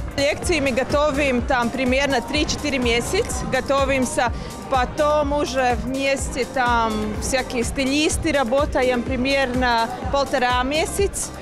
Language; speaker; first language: Russian; non-native, fluent; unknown